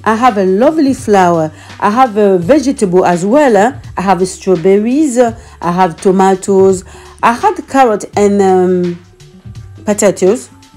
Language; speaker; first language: English; non-native, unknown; Lingala